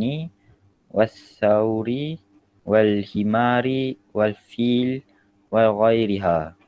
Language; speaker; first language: Arabic; non-native, learner; Malay